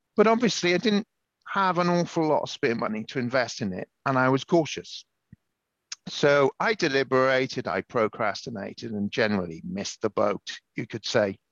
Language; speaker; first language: English; native; English